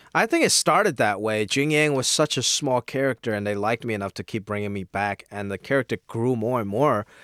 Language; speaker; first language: English; non-native, local second language; Cantonese